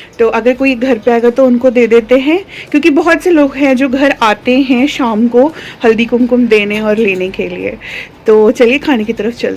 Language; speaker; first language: Hindi; non-native, local second language; Telugu